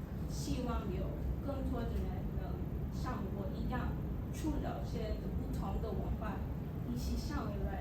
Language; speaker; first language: Chinese; non-native, learner; English